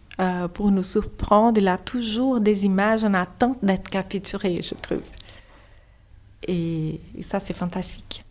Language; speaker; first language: French; non-native, fluent; Portuguese